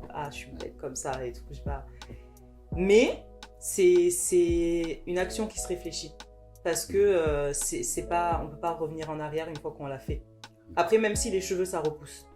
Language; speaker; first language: French; early bilingual, other home language; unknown